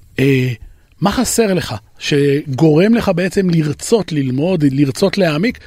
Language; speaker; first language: Hebrew; native; Hebrew